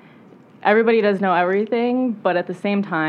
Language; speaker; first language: English; native; English